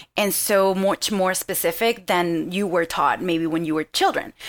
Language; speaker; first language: English; non-native, fluent; Spanish